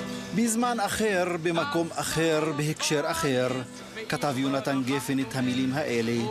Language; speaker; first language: Hebrew; native; Hebrew